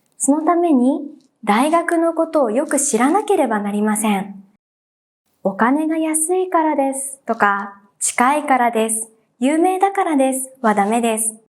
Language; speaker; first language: Japanese; native; Japanese